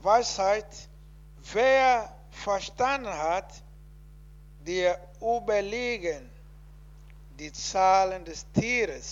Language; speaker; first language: German; non-native, learner; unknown